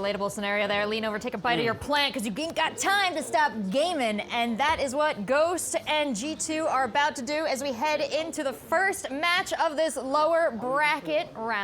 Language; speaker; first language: English; native; English